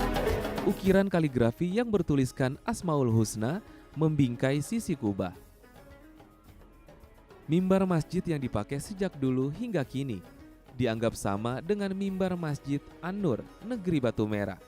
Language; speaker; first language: Indonesian; native; Indonesian